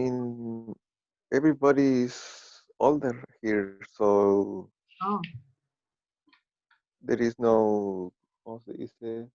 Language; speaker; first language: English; non-native, learner; Spanish